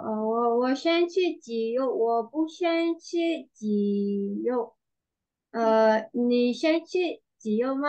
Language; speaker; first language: Chinese; non-native, learner; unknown